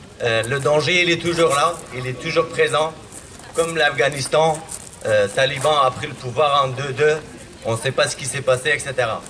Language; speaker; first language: French; non-native, fluent; Kurdish